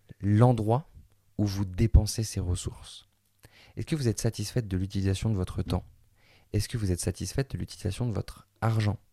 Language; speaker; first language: French; native; French